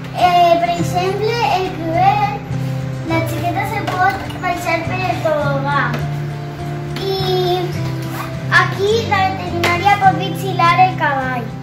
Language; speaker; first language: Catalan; non-native, local second language; Spanish